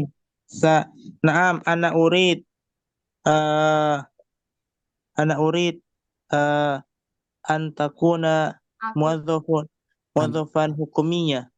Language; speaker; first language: Arabic; non-native, learner; Indonesian